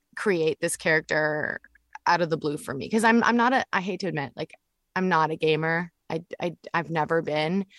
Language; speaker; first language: English; native; English